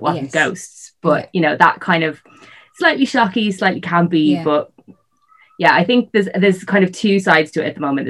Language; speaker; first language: English; native; English